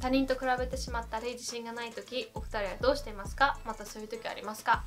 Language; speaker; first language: Japanese; native; Japanese